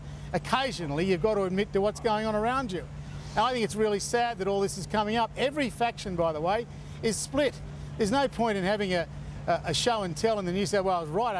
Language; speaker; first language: English; native; English